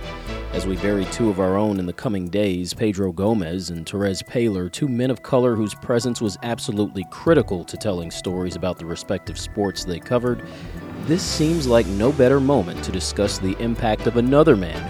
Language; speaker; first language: English; native; English